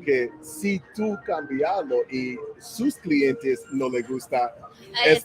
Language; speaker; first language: Spanish; non-native, learner; English